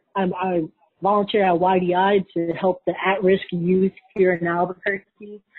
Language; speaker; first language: English; native; English